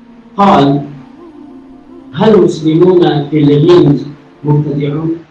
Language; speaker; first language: Arabic; non-native, fluent; Urdu